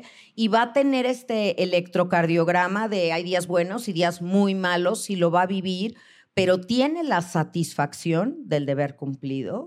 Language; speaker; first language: Spanish; native; Spanish